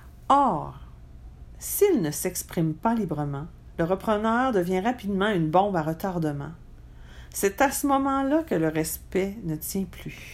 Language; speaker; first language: French; native; French